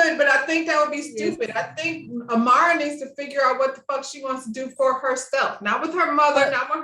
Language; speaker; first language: English; native; English